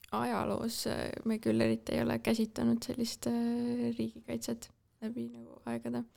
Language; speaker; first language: Estonian; native; Estonian